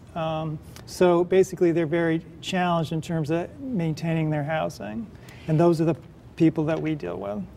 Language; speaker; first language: English; native; English